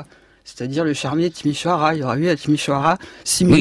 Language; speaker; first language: French; native; French